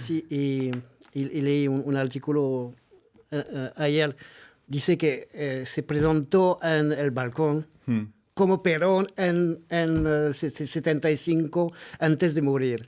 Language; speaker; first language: Spanish; non-native, fluent; French